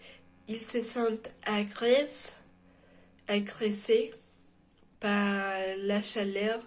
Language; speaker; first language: French; non-native, learner; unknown